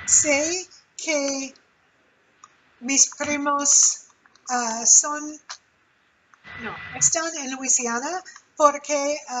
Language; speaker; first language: Spanish; non-native, learner; English